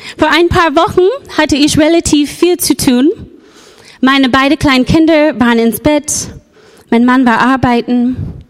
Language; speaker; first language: German; non-native, fluent; English